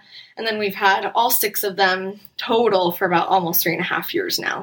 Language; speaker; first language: English; native; English